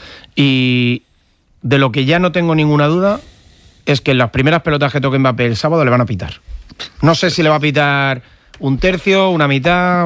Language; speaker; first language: Spanish; native; Spanish